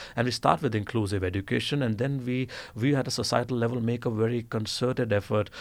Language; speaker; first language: English; non-native, local second language; Gujarati